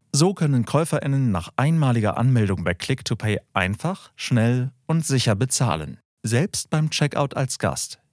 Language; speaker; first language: German; native; German